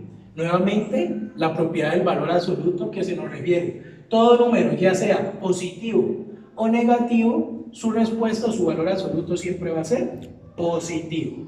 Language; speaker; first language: Spanish; native; Spanish